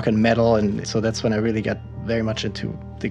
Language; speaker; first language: English; non-native, fluent; German